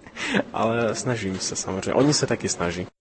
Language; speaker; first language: Czech; early bilingual, heritage; Russian